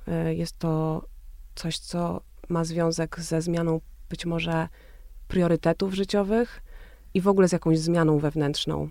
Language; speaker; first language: Polish; native; Polish